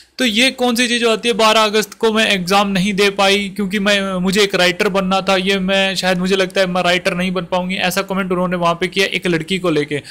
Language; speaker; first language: Hindi; native; Hindi